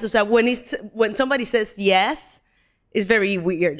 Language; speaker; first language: English; non-native, fluent; Spanish